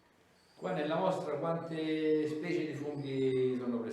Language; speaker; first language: Italian; native; Italian